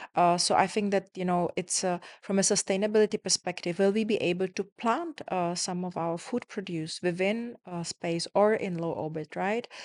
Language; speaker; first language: English; non-native, fluent; Czech